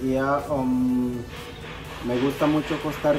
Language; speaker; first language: Spanish; non-native, local second language; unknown